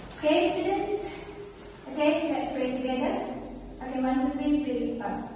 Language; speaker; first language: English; non-native, learner; Indonesian